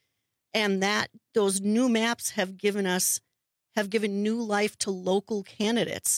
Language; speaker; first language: English; native; English